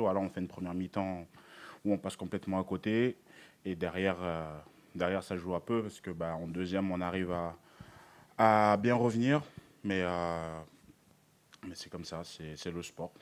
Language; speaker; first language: French; native; French